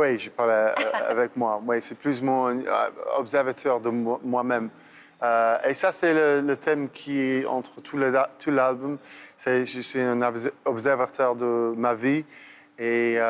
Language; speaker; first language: French; non-native, fluent; English